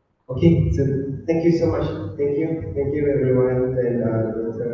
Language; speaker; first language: English; non-native, local second language; Malay